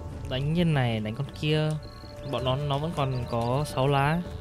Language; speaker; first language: Vietnamese; native; Vietnamese